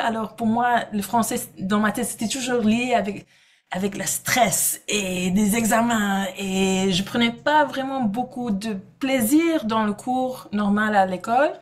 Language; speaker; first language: French; non-native, fluent; English